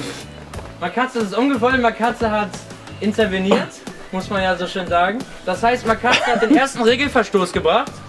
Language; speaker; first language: German; native; German